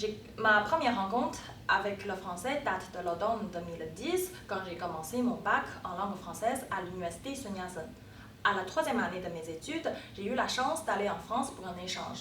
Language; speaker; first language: French; non-native, fluent; Chinese